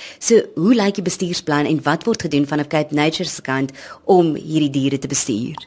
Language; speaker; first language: Afrikaans; native; Afrikaans